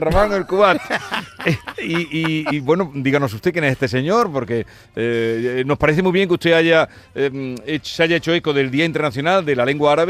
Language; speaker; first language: Spanish; native; Spanish